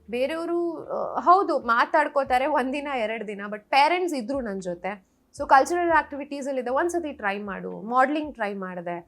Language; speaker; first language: Kannada; non-native, local second language; Rajasthani